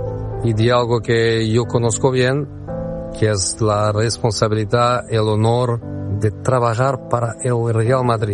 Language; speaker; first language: Spanish; non-native, fluent; Portuguese